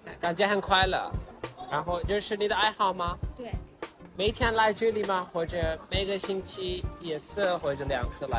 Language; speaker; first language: Chinese; non-native, learner; Turkish